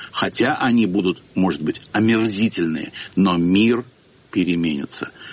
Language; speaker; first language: Russian; native; Russian